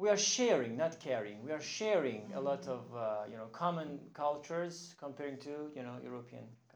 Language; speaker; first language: English; non-native, fluent; Turkish